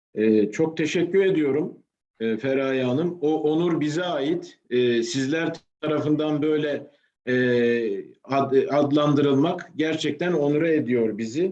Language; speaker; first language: Turkish; native; Turkish